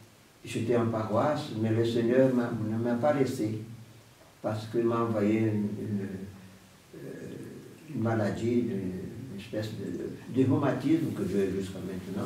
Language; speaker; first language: French; non-native, fluent; Portuguese